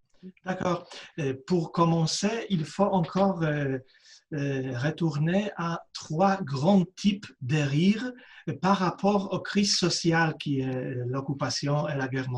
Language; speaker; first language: French; non-native, fluent; Polish